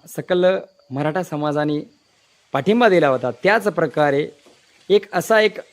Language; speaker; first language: Marathi; non-native, local second language; Lambadi